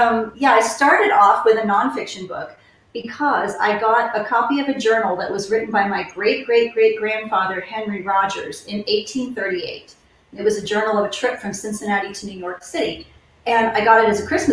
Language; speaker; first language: English; native; English